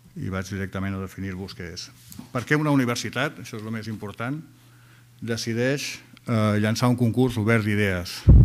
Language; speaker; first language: Catalan; non-native, fluent; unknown